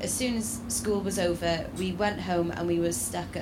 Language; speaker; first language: English; native; English